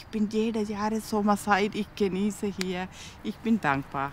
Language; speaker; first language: German; non-native, learner; Tamil